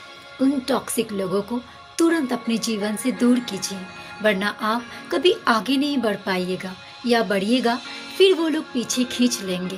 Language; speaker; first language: Hindi; non-native, local second language; Bangla